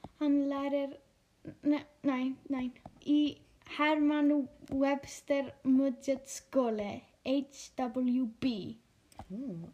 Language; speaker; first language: Icelandic; non-native, learner; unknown